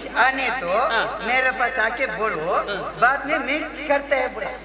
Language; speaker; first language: Hindi; non-native, local second language; Kannada